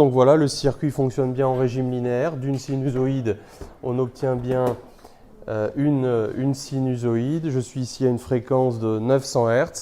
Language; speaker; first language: French; native; French